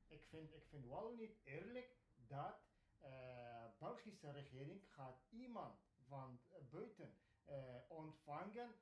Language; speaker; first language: Dutch; non-native, fluent; Kurdish